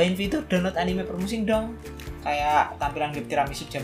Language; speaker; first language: Indonesian; native; Indonesian